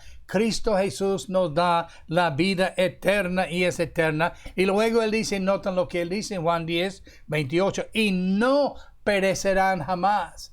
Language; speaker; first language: Spanish; non-native, fluent; English